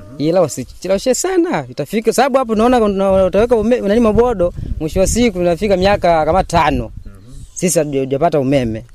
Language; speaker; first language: Swahili; non-native, local second language; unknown